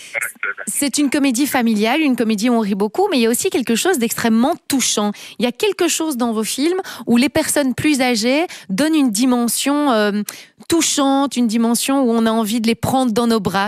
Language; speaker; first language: French; native; French